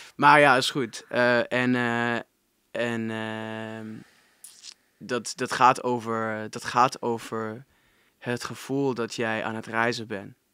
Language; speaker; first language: Dutch; non-native, fluent; English